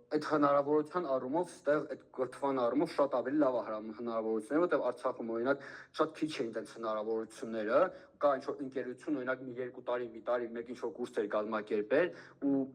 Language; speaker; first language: Armenian; native; Armenian